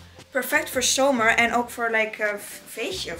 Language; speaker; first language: Dutch; non-native, learner; Italian